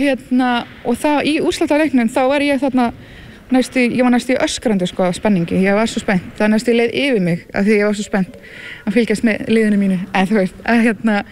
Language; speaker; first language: Icelandic; native; Icelandic